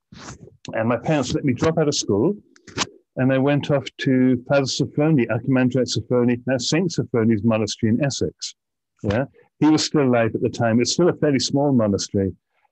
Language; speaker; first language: English; native; English